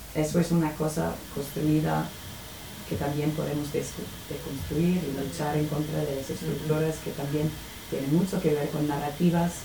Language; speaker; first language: Spanish; non-native, fluent; English